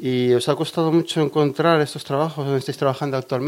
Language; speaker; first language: Spanish; native; Spanish